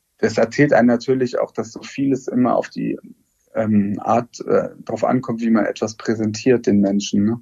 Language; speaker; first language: German; native; German